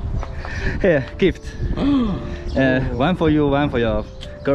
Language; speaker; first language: English; non-native, learner; Chinese